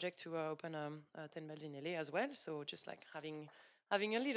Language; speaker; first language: English; non-native, fluent; French